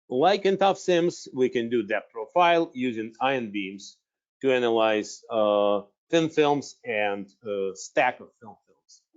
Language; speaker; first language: English; non-native, fluent; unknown